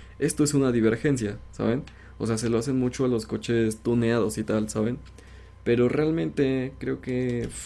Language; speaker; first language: Spanish; native; Spanish